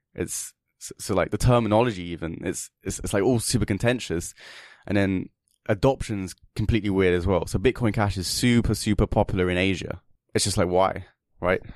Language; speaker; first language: English; native; English